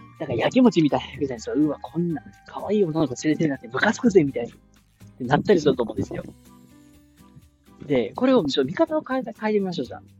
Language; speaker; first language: Japanese; native; Japanese